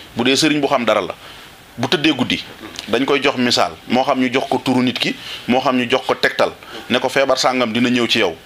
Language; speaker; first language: Wolof; non-native, local second language; Serer